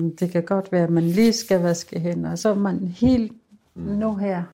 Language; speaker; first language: Danish; non-native, local second language; Kalaallisut